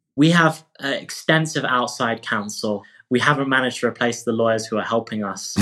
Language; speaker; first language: English; native; English